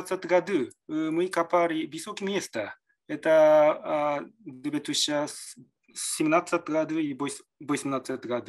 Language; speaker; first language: Russian; non-native, learner; Japanese